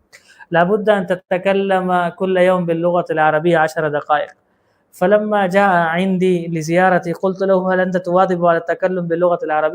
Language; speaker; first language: Arabic; non-native, fluent; Urdu